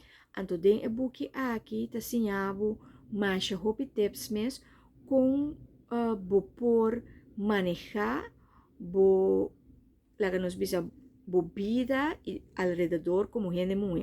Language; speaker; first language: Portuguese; non-native, learner; Papiamento